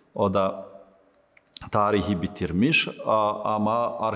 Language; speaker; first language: Turkish; non-native, fluent; Serbian